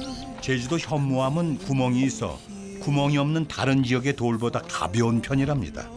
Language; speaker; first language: Korean; native; Korean